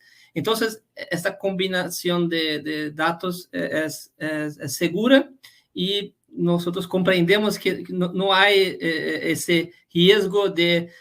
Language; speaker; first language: Spanish; non-native, fluent; Portuguese